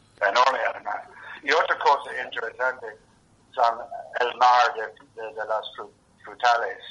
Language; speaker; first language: Spanish; non-native, learner; English